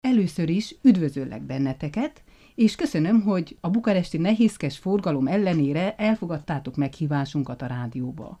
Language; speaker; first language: Hungarian; native; Hungarian